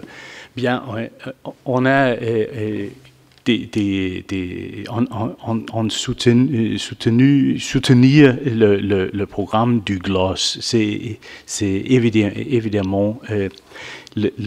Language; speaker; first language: French; non-native, fluent; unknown